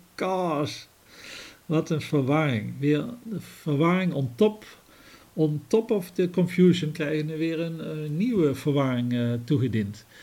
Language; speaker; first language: Dutch; native; Dutch